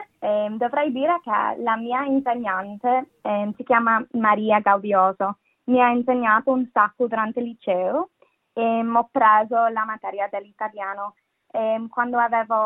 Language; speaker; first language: Italian; non-native, fluent; English